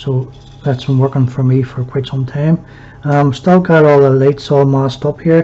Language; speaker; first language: English; native; English